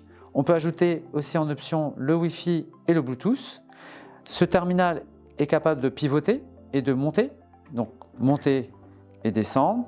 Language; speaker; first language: French; native; French